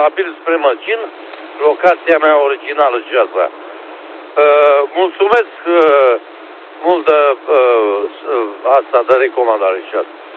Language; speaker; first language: Romanian; native; Romanian